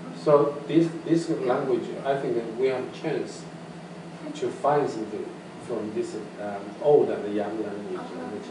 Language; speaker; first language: English; non-native, learner; Chinese